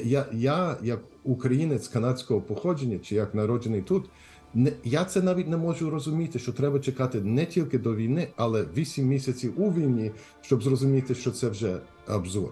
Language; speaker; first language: Ukrainian; early bilingual, heritage; Ukrainian